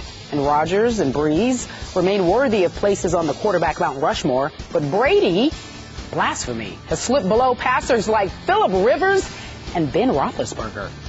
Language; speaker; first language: English; native; English